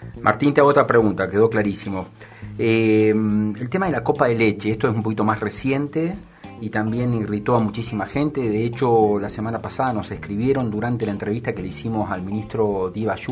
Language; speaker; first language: Spanish; native; Spanish